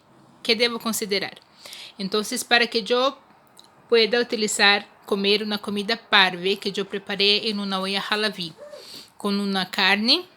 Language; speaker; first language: Spanish; non-native, fluent; Portuguese